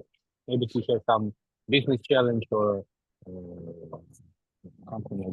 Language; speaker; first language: English; non-native, learner; Ukrainian